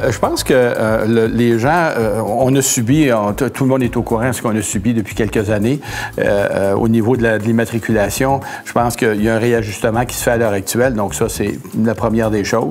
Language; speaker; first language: French; native; French